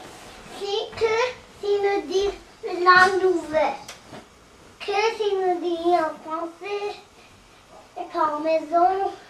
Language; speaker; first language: French; early bilingual, heritage; French